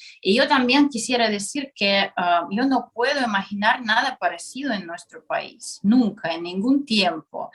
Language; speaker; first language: Spanish; non-native, fluent; Russian